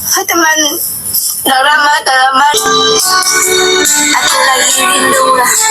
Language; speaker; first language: Indonesian; non-native, learner; Vietnamese